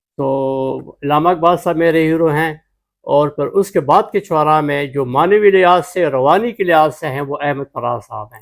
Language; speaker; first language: Urdu; non-native, local second language; Pashto